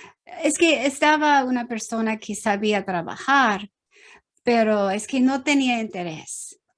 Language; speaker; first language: Spanish; non-native, learner; English